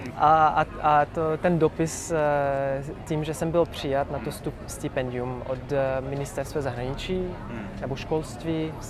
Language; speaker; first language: Czech; non-native, fluent; Arabic